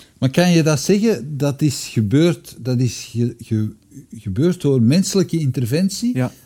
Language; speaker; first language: Dutch; native; Dutch